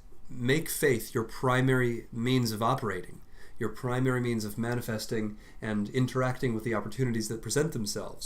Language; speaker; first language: English; native; English